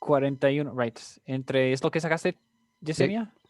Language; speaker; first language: Spanish; non-native, fluent; English